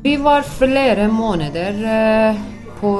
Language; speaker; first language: Norwegian; non-native, learner; Persian